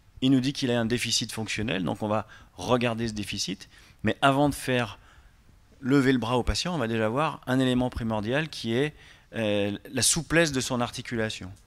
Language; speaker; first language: French; native; French